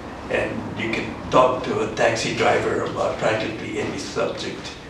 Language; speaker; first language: English; early bilingual, other home language; Spanish